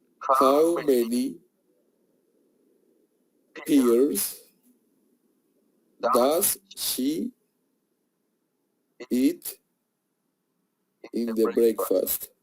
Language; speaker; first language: English; non-native, learner; Spanish